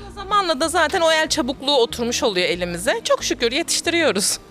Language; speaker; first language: Turkish; native; Turkish